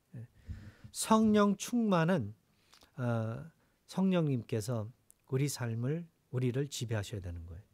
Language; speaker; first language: Korean; native; Korean